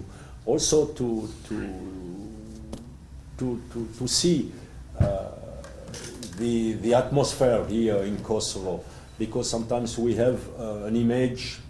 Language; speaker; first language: English; non-native, learner; French